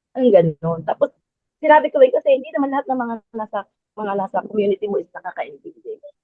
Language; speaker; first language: Filipino; native; Filipino